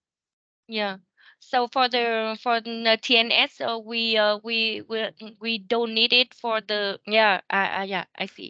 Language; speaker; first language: English; non-native, learner; Vietnamese